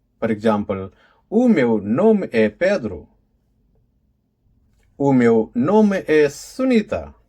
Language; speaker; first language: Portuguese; non-native, fluent; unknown